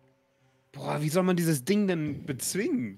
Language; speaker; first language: German; native; German